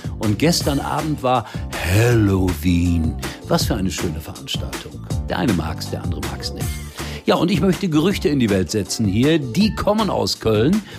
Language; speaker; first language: German; native; German